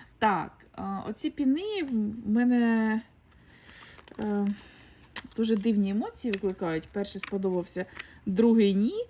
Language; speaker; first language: Ukrainian; non-native, local second language; Russian